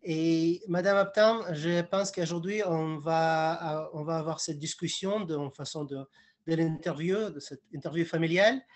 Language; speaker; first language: French; non-native, fluent; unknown